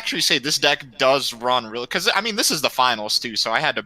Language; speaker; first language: English; native; English